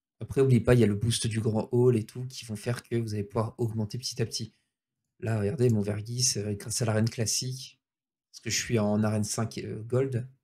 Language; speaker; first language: French; native; French